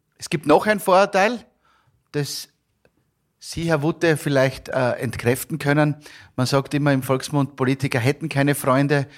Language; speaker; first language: German; native; German